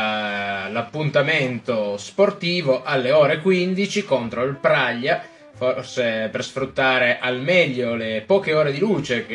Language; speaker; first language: Italian; native; Italian